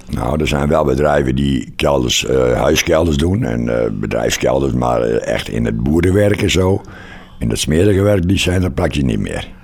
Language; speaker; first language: Dutch; non-native, local second language; Western Frisian